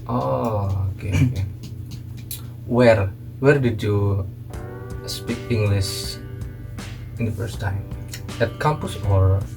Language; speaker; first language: English; non-native, learner; Indonesian